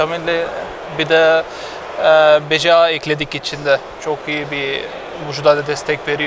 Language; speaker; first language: Turkish; non-native, fluent; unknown